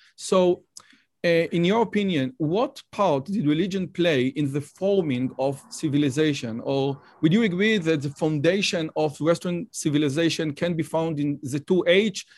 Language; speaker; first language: English; non-native, fluent; Hebrew